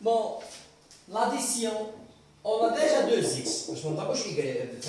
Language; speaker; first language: French; non-native, local second language; Arabic